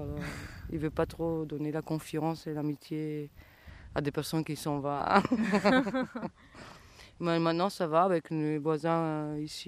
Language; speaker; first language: French; non-native, fluent; Italian